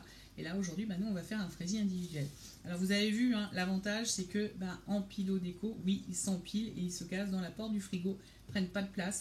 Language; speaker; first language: French; native; French